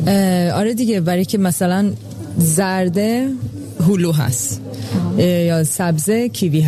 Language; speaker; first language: Persian; early bilingual, heritage; Persian